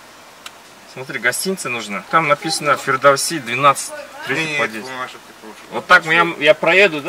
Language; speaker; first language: Russian; non-native, local second language; Kazakh